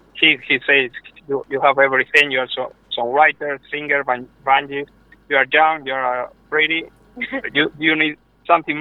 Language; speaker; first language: English; non-native, learner; Spanish